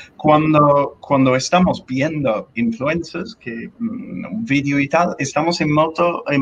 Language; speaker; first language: Spanish; non-native, fluent; English